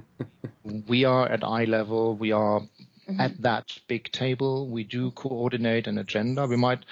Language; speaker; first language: English; non-native, fluent; German